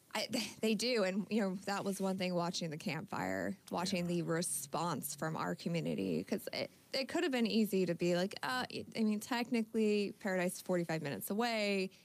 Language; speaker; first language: English; native; English